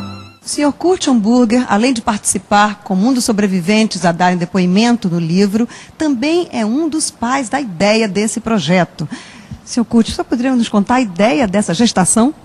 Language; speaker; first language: Portuguese; native; Portuguese